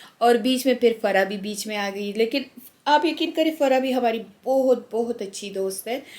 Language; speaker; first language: Urdu; non-native, local second language; Pashto